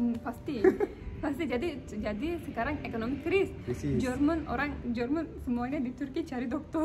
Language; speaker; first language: Indonesian; non-native, learner; Turkish